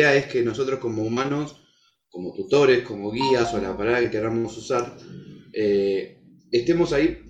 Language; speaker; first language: Spanish; native; Spanish